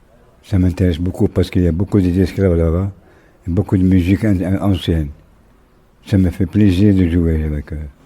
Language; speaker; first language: French; non-native, local second language; Arabic